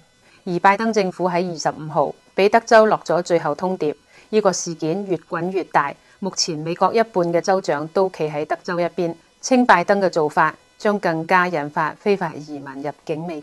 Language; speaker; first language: Chinese; non-native, local second language; Cantonese